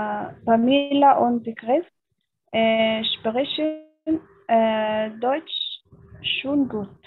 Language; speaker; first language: German; non-native, learner; Arabic